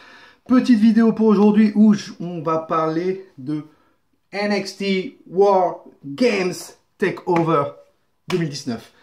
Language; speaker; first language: French; native; French